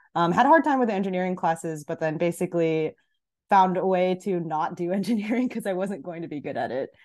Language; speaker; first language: English; early bilingual, other home language; Filipino